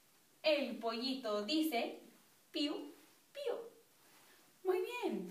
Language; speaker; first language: Spanish; non-native, fluent; English